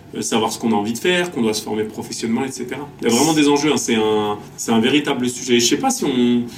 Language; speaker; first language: French; native; French